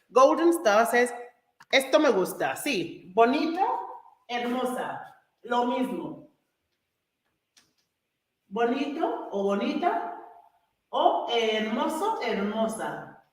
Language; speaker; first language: Spanish; non-native, fluent; English